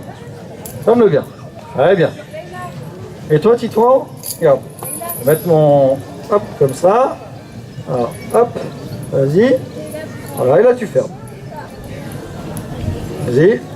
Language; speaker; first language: French; native; French